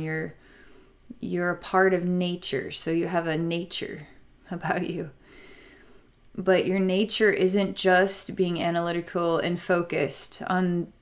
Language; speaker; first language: English; native; English